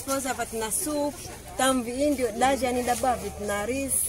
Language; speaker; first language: Russian; non-native, learner; Swahili